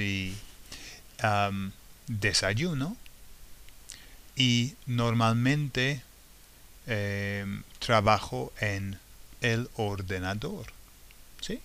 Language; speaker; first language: Spanish; non-native, fluent; English